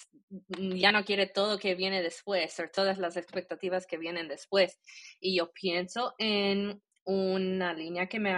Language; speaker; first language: Spanish; early bilingual, heritage; Spanish